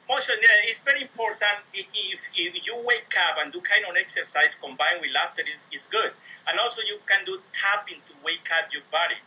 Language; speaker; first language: English; non-native, learner; Spanish